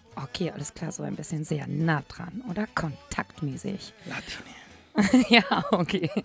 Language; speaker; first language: German; non-native, fluent; Spanish